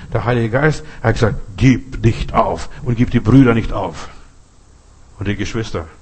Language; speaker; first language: German; non-native, fluent; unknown